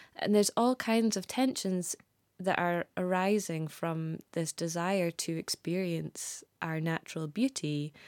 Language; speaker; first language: English; native; English